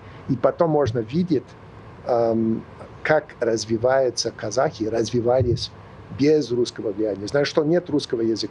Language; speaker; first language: Russian; non-native, fluent; English